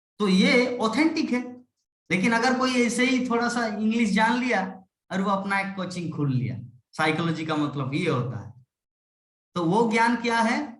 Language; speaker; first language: Hindi; non-native, local second language; Bangla